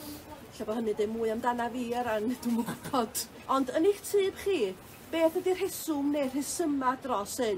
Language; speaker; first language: Welsh; native; Welsh